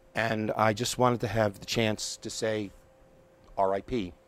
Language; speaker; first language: English; native; English